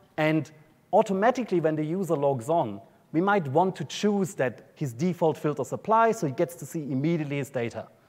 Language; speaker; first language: English; non-native, fluent; German